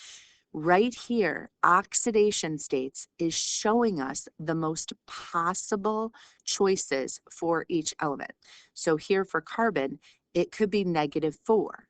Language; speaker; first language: English; native; English